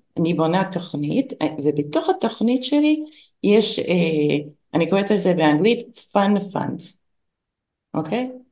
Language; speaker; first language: Hebrew; non-native, fluent; English